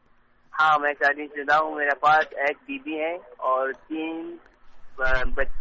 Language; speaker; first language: Hindi; non-native, learner; Hausa